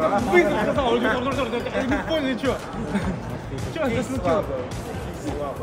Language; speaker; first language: Russian; non-native, learner; Portuguese